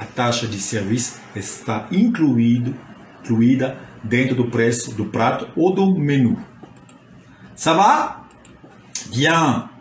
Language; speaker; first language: Portuguese; non-native, fluent; French